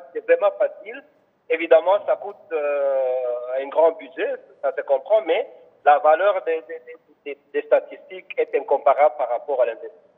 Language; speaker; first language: French; non-native, local second language; Kinyarwanda